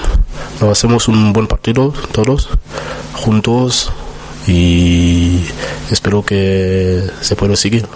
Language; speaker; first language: Spanish; non-native, learner; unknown